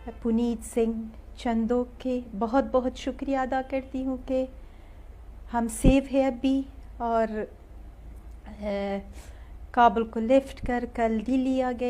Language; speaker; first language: Hindi; non-native, learner; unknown